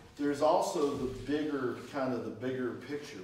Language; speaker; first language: English; native; English